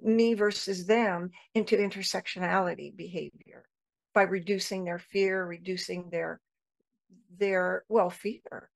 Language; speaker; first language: English; native; English